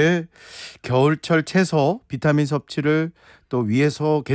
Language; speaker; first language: Korean; native; Korean